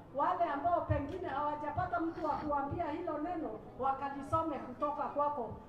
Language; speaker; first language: Swahili; non-native, local second language; Kikuyu